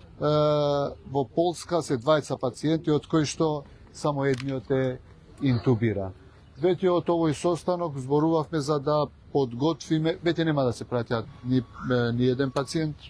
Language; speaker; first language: Macedonian; non-native, local second language; Albanian